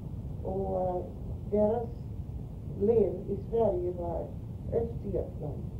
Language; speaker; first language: Swedish; early bilingual, heritage; Swedish